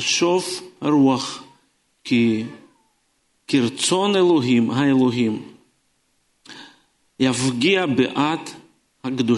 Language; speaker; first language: Hebrew; non-native, fluent; Russian